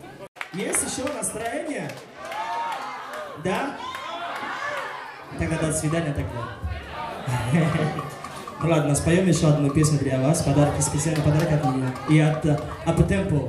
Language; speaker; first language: Russian; non-native, fluent; French